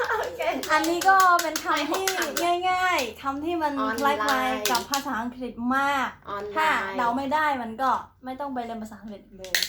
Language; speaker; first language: Thai; non-native, fluent; Khmer